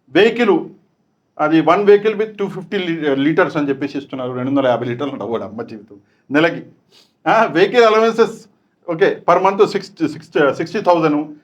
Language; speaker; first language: Telugu; non-native, local second language; Urdu